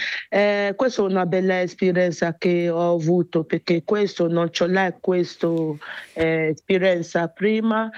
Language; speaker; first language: Italian; non-native, learner; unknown